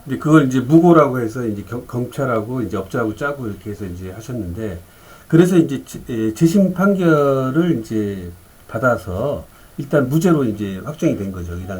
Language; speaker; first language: Korean; native; Korean